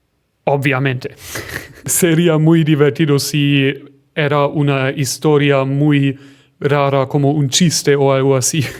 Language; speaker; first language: Spanish; non-native, fluent; German